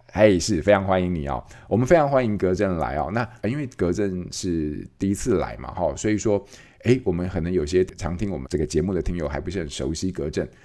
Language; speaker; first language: Chinese; native; Chinese